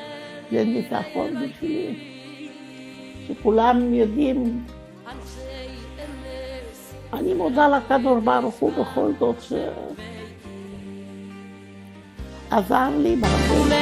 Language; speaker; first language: Hebrew; non-native, fluent; Romanian